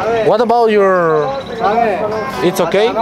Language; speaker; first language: English; non-native, learner; Spanish